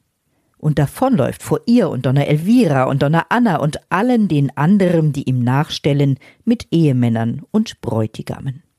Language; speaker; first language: German; native; German